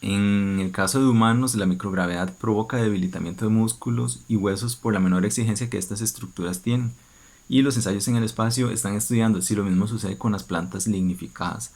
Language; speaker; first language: Spanish; native; Spanish